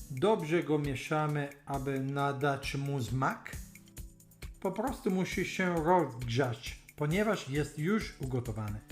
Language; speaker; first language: Polish; non-native, learner; Italian